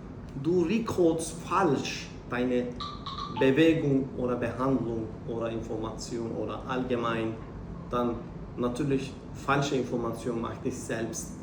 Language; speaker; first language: German; non-native, learner; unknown